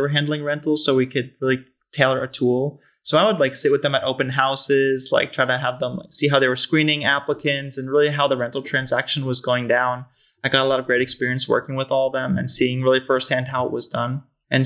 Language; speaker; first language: English; native; English